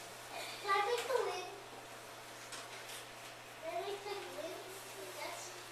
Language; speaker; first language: English; native; English